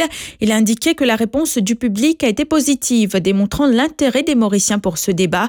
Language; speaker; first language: French; non-native, local second language; Morisyen